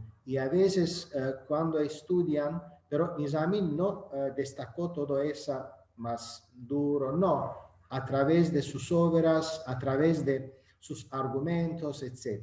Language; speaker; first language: Spanish; non-native, learner; Azerbaijani